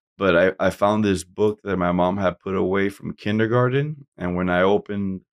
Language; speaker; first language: English; native; English